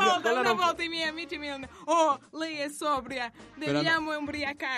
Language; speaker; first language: Italian; non-native, learner; Portuguese